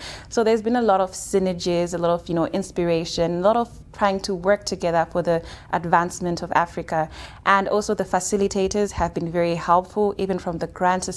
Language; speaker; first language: English; non-native, local second language; Shona